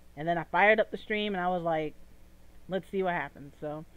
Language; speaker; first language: English; native; English